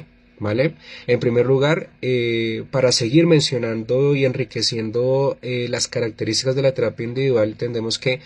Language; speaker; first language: Spanish; native; Spanish